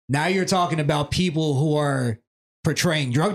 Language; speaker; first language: English; native; English